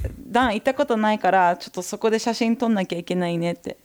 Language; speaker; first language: Japanese; early bilingual, heritage; Japanese